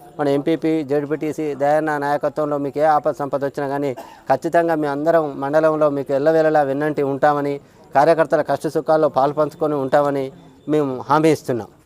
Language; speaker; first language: Telugu; native; Telugu